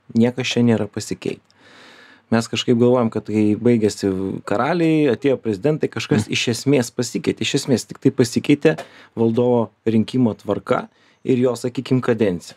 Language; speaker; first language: Lithuanian; native; Lithuanian